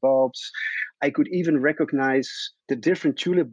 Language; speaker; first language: English; non-native, fluent; Dutch